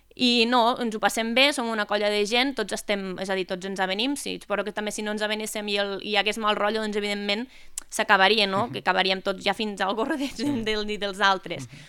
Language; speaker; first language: Catalan; native; Catalan